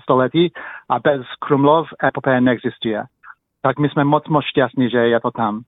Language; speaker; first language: Czech; early bilingual, heritage; English